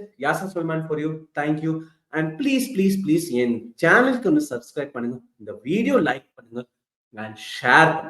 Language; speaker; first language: Tamil; early bilingual, heritage; Tamil